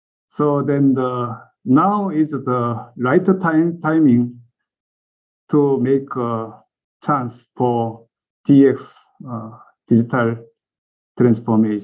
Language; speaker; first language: English; non-native, learner; Korean